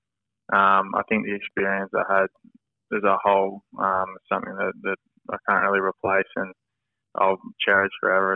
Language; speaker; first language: English; native; English